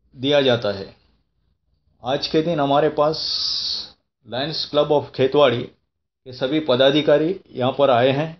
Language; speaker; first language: Hindi; non-native, local second language; Gujarati